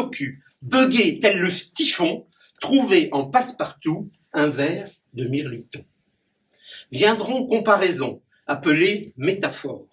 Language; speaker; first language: French; native; French